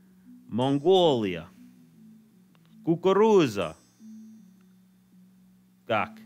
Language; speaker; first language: Russian; non-native, learner; English